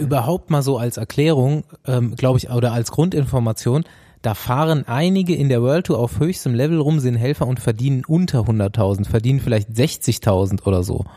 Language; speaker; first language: German; native; German